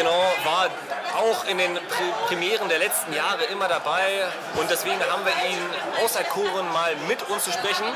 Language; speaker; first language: German; native; German